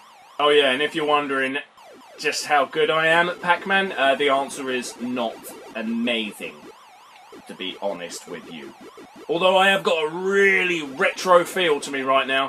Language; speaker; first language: English; native; English